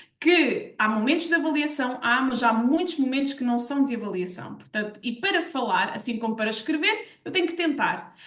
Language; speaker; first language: Portuguese; native; Portuguese